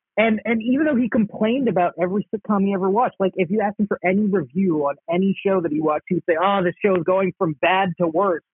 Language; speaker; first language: English; native; English